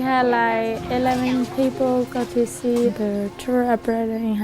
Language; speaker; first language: English; non-native, local second language; Hmong